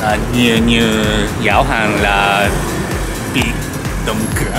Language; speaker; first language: Vietnamese; non-native, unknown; Japanese